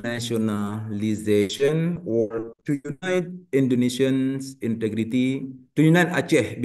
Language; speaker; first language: English; non-native, learner; Indonesian